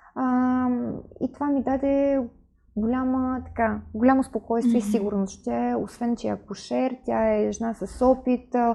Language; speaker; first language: Bulgarian; non-native, fluent; Ukrainian